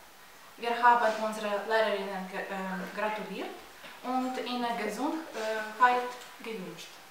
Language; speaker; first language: German; non-native, learner; Ukrainian